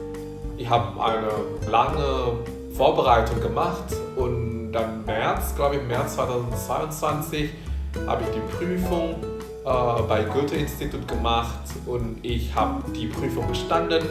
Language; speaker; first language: German; non-native, fluent; Indonesian